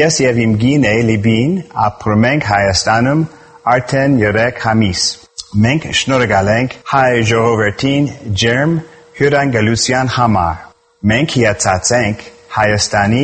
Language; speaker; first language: Armenian; non-native, learner; English